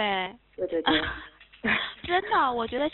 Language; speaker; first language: Chinese; native; Chinese